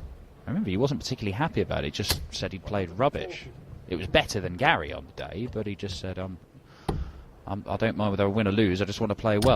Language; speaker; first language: English; native; English